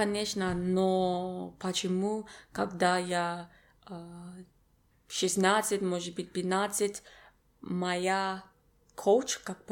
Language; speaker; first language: Russian; non-native, learner; English